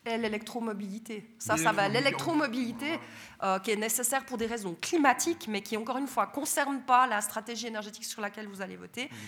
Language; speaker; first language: French; native; French